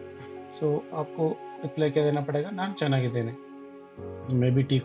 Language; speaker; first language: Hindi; non-native, local second language; Kannada